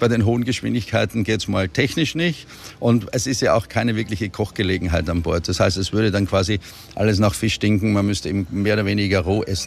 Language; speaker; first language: German; native; German